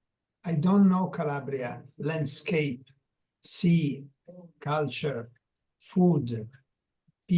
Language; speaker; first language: English; non-native, learner; Italian